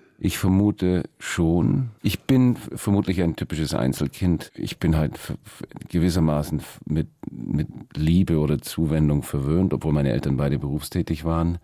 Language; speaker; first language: German; early bilingual, heritage; German